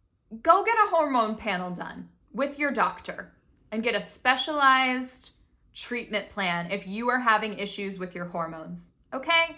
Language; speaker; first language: English; native; English